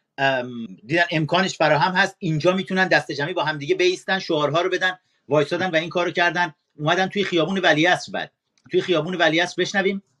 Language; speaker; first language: Persian; native; Persian